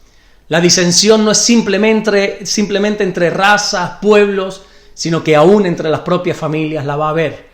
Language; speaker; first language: Spanish; native; Spanish